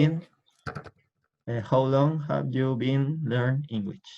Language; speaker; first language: English; non-native, learner; Spanish